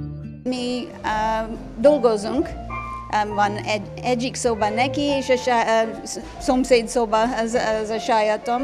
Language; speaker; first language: Hungarian; non-native, learner; English